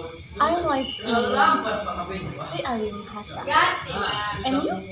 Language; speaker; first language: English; non-native, learner; Indonesian